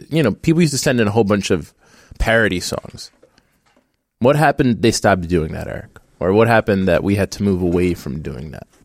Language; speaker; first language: English; native; English